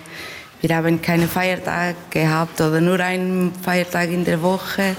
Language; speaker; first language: German; non-native, learner; Portuguese